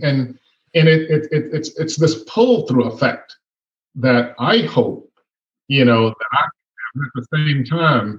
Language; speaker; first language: English; native; English